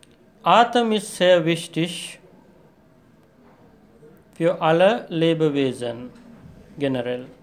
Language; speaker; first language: German; non-native, fluent; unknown